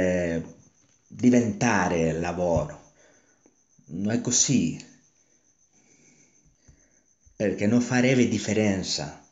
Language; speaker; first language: Italian; non-native, learner; Spanish